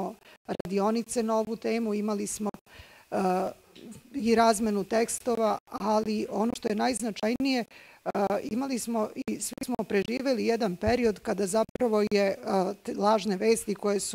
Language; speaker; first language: Bosnian; native; Bosnian